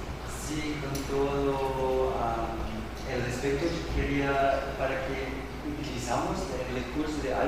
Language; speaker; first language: Spanish; non-native, learner; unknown